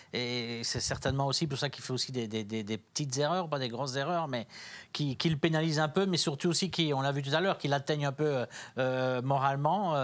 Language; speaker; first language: French; native; French